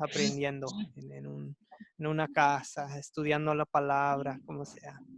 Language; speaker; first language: Spanish; non-native, fluent; English